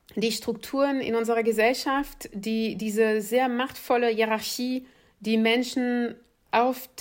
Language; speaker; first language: German; non-native, fluent; French